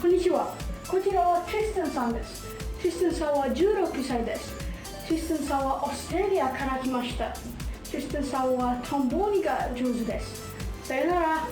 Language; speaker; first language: Japanese; non-native, learner; Malay